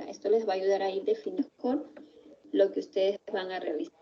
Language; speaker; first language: Spanish; native; Spanish